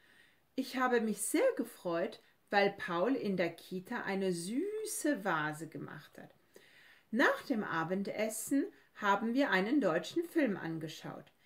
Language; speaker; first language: German; non-native, fluent; French